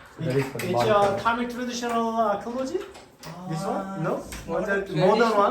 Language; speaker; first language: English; non-native, learner; Korean